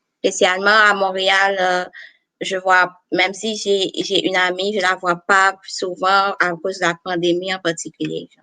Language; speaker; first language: French; non-native, local second language; Haitian Creole